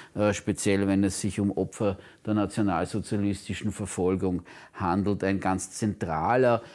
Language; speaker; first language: German; non-native, local second language; Turkish